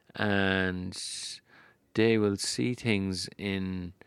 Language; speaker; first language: English; native; English